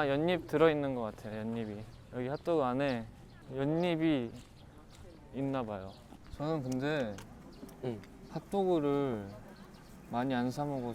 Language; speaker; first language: Korean; native; Korean